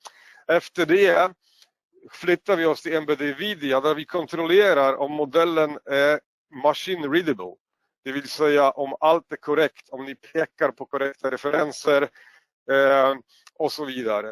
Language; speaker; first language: Swedish; non-native, fluent; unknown